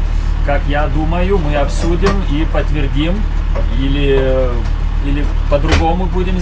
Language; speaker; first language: Russian; non-native, fluent; Lithuanian